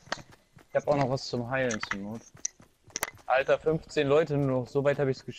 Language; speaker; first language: German; native; German